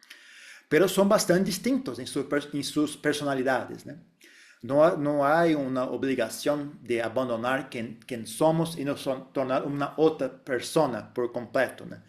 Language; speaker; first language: Spanish; non-native, fluent; Portuguese